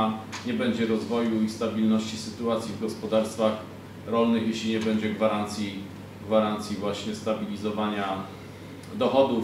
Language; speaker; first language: Polish; native; Polish